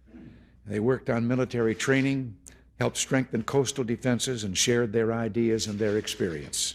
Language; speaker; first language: English; native; English